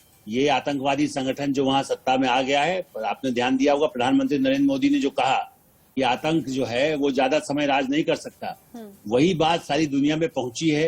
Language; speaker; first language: Hindi; native; Hindi